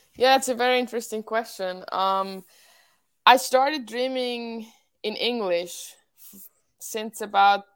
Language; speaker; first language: English; non-native, fluent; Swiss German